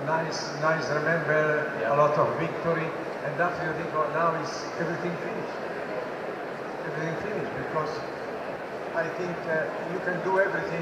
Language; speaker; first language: English; non-native, learner; Italian